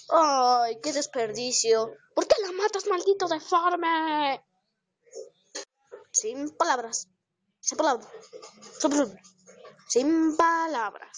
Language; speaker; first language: Spanish; native; Spanish